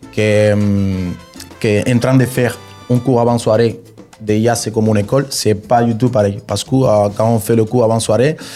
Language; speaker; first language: French; non-native, fluent; Spanish